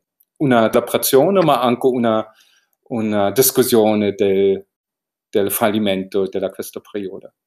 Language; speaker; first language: Italian; non-native, learner; German